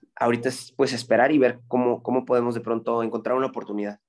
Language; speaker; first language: Spanish; native; Spanish